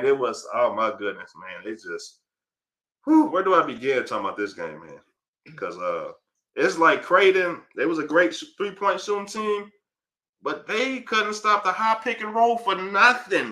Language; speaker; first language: English; native; English